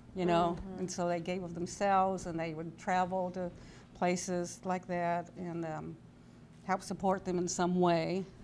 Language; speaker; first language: English; native; English